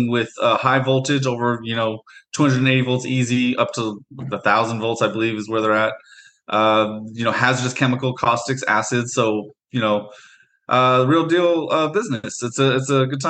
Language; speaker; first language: English; native; English